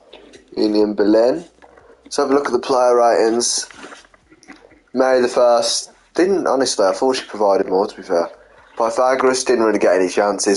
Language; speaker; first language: English; native; English